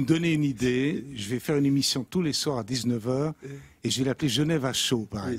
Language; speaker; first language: French; native; French